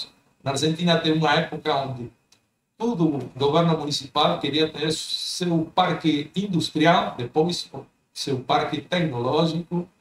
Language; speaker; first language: Portuguese; non-native, fluent; Spanish